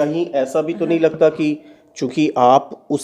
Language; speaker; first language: Hindi; native; Hindi